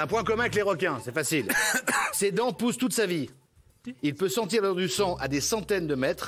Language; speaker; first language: French; native; French